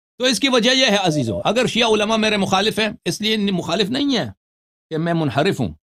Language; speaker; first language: Urdu; non-native, fluent; Persian